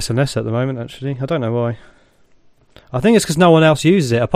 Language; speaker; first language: English; native; English